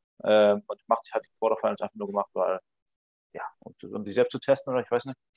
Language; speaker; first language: German; native; German